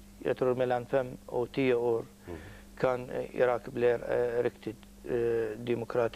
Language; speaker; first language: Swedish; non-native, learner; Arabic